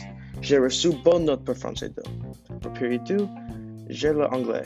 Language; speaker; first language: French; non-native, learner; English